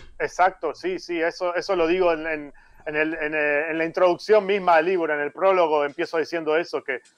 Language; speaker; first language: Spanish; native; Spanish